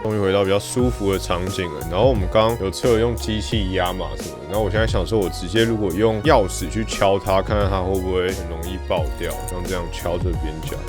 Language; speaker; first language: Chinese; native; Chinese